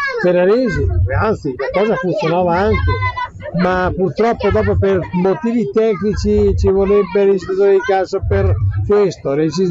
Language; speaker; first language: Italian; native; Italian